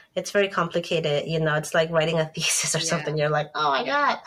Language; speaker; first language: English; non-native, fluent; Spanish